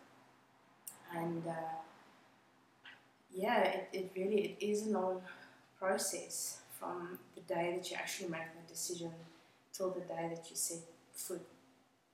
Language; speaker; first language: English; non-native, local second language; Afrikaans